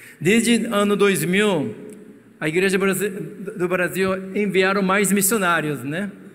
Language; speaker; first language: Portuguese; non-native, fluent; Korean